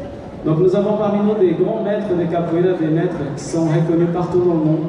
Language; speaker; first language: French; non-native, fluent; Portuguese